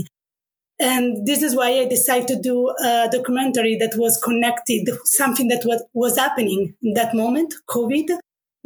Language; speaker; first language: English; non-native, fluent; Italian